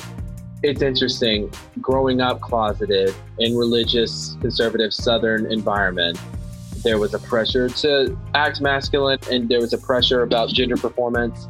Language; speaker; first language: English; native; English